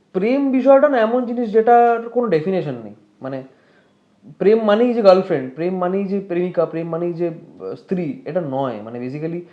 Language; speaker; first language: Bangla; native; Bangla